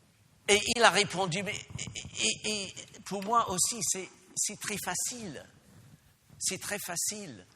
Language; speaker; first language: French; non-native, fluent; English